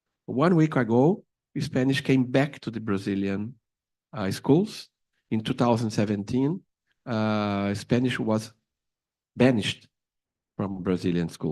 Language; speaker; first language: English; non-native, fluent; Portuguese